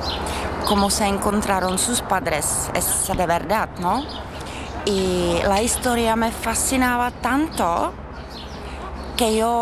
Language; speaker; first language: Spanish; non-native, learner; Czech